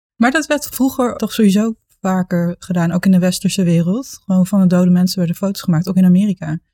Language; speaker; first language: Dutch; native; Dutch